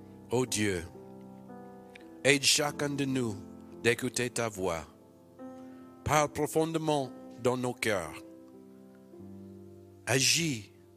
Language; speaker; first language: French; non-native, fluent; English